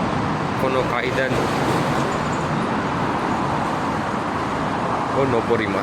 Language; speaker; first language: Japanese; non-native, learner; Sinhala